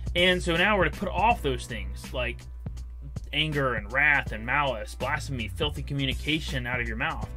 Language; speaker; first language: English; native; English